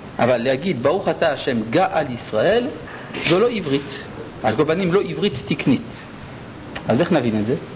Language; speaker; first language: Hebrew; early bilingual, other home language; French